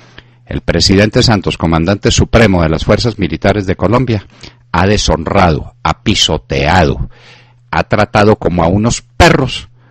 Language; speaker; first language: Spanish; native; Spanish